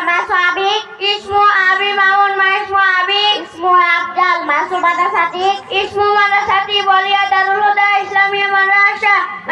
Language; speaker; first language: Arabic; non-native, learner; Bangla